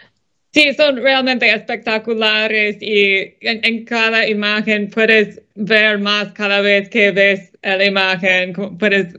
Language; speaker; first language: Spanish; non-native, fluent; English